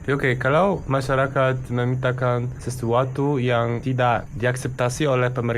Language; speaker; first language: Indonesian; non-native, fluent; Polish